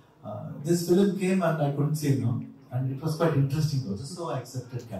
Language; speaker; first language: Tamil; non-native, learner; Kannada